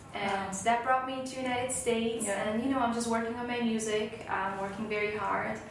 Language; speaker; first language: English; non-native, fluent; Slovak